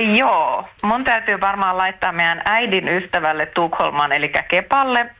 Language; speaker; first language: Finnish; early bilingual, heritage; Finnish